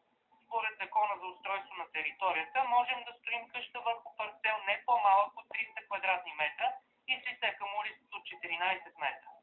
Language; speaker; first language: Bulgarian; native; Bulgarian